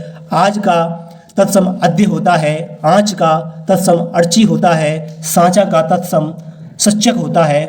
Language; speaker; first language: Hindi; native; Hindi